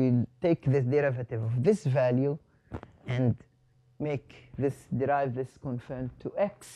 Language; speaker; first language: English; non-native, fluent; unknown